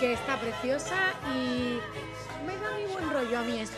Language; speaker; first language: Spanish; native; Spanish